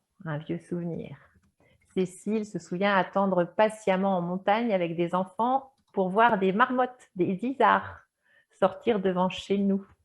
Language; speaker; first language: French; native; French